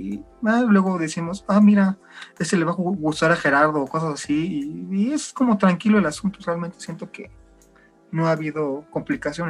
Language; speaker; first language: Spanish; native; Spanish